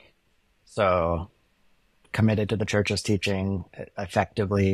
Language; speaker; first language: English; native; English